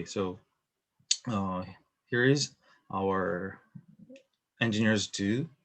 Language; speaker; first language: English; non-native, learner; Korean